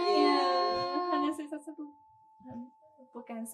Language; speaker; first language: Indonesian; non-native, learner; Chinese